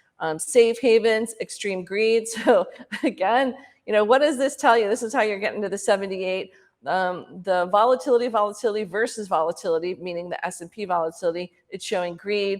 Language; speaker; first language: English; native; English